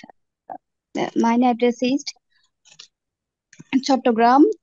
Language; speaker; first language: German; non-native, learner; Bangla